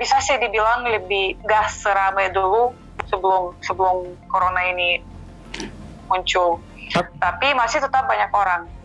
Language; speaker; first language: Indonesian; non-native, fluent; Russian